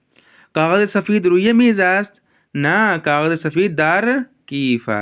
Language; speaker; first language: Persian; non-native, fluent; Urdu